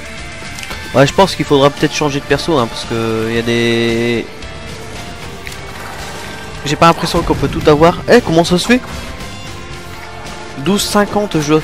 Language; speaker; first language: French; native; French